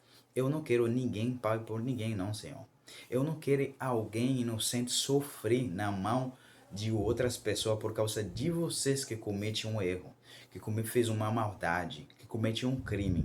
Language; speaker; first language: Portuguese; non-native, local second language; Haitian Creole